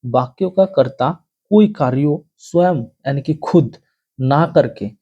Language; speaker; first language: Hindi; non-native, local second language; Bangla